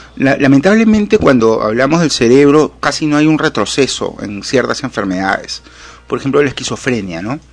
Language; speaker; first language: Spanish; native; Spanish